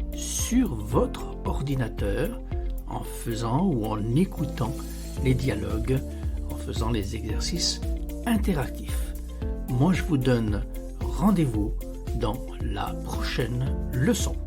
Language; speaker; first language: French; non-native, fluent; Italian